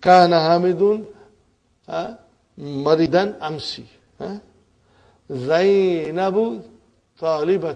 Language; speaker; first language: Arabic; non-native, fluent; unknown